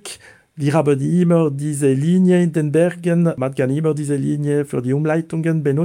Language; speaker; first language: German; non-native, fluent; Italian